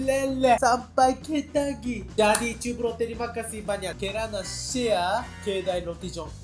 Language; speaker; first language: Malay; non-native, learner; Japanese